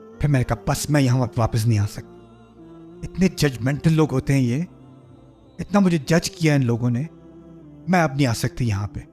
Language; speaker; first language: Urdu; early bilingual, heritage; Urdu